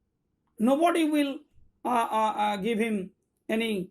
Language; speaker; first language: English; non-native, local second language; Bangla